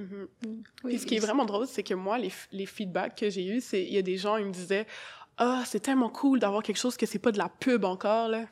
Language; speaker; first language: French; native; French